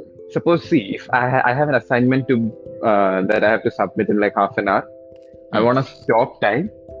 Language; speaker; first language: English; early bilingual, other home language; Malayalam